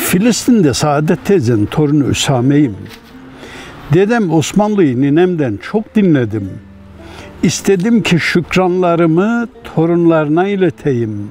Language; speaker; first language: Turkish; native; Turkish